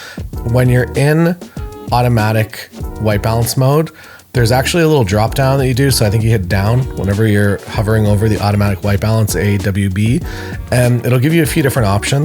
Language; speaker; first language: English; native; English